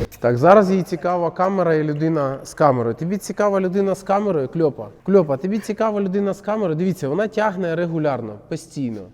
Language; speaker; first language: Ukrainian; non-native, local second language; Russian